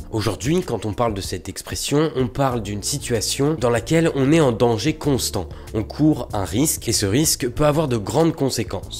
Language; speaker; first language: French; native; French